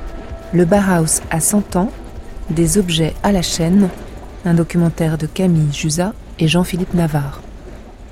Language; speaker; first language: French; native; French